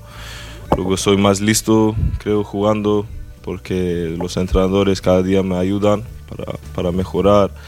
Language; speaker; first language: Spanish; non-native, fluent; Swedish